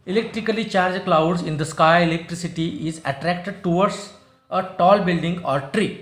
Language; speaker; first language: English; non-native, local second language; Marathi